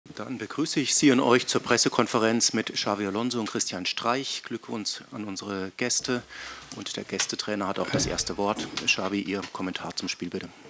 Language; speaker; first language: German; native; German